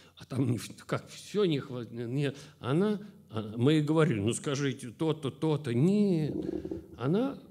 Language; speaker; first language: Russian; native; Russian